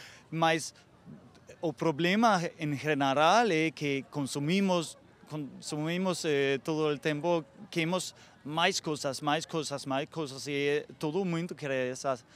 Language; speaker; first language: Portuguese; non-native, learner; Danish